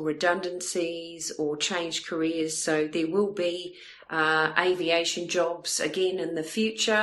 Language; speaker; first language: English; native; English